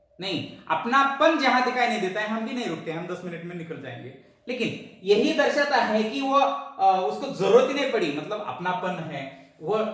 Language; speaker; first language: Hindi; non-native, local second language; Marathi